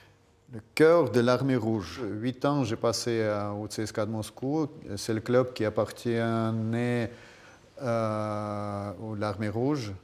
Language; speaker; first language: French; non-native, fluent; Russian